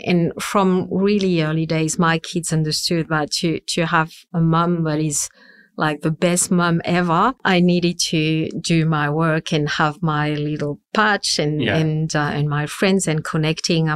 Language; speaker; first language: English; non-native, fluent; French